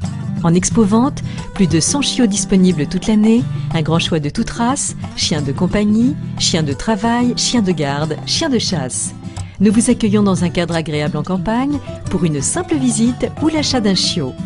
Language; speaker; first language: French; native; French